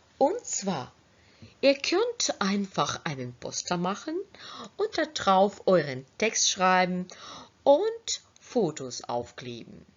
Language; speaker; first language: German; non-native, fluent; Ukrainian